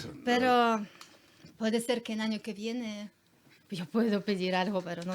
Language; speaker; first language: Spanish; non-native, learner; Ukrainian